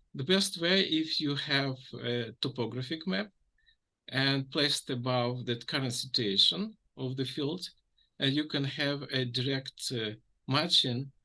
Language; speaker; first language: English; non-native, fluent; Ukrainian